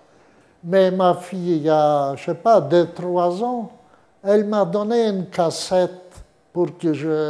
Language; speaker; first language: French; non-native, fluent; Yiddish